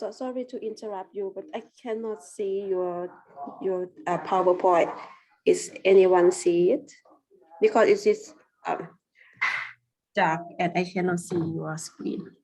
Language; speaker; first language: English; non-native, learner; Thai